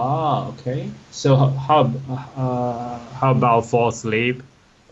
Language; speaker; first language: English; non-native, learner; Chinese